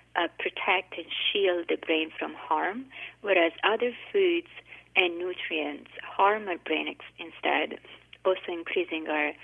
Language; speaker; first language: English; non-native, fluent; Italian